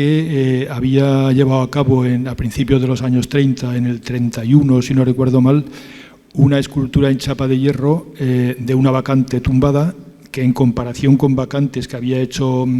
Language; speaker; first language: Spanish; native; Spanish